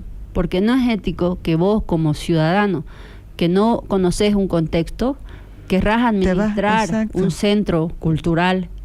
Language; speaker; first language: Spanish; native; Spanish